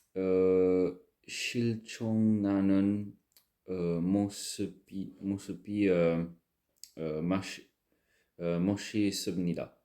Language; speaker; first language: Korean; non-native, learner; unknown